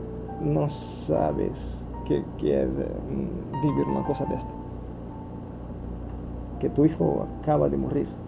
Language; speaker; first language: Spanish; non-native, fluent; Portuguese